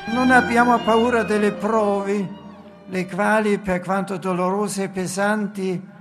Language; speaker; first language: Italian; non-native, fluent; German